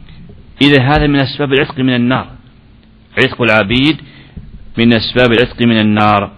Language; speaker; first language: Arabic; native; Arabic